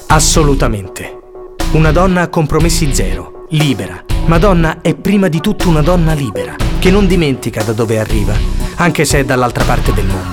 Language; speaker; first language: Italian; native; Italian